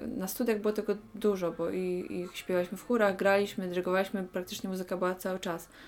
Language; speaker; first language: Polish; native; Polish